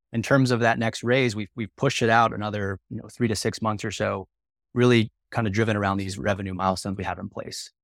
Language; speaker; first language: English; native; English